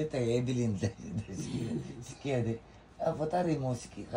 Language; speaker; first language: Japanese; non-native, learner; Filipino